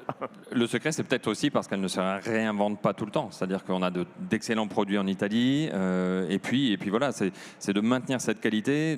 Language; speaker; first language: French; native; French